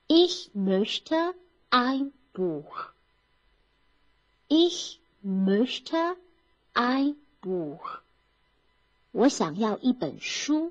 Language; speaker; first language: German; non-native, fluent; Chinese